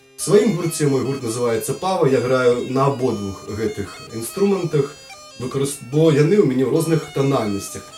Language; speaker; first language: Belarusian; native; Belarusian